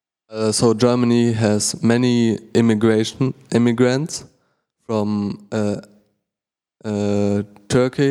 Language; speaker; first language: English; non-native, learner; German